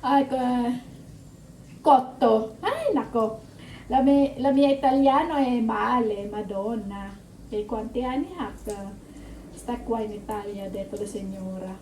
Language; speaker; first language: Italian; non-native, learner; Filipino